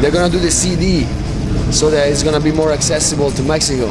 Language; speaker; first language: English; native; English